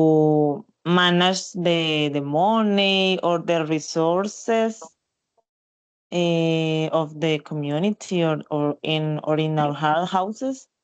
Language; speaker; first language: English; non-native, learner; Spanish